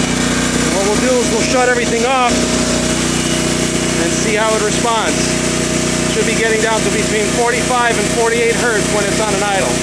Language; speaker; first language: English; native; English